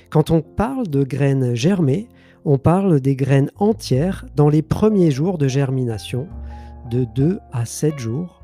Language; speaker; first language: French; native; French